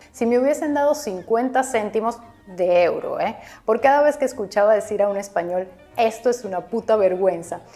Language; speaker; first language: Spanish; native; Spanish